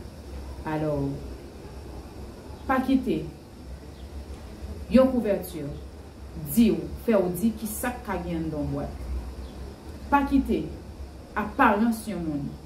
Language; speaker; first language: French; non-native, learner; Haitian Creole